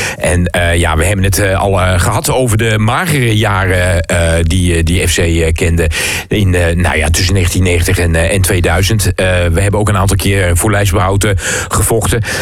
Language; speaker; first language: Dutch; native; Dutch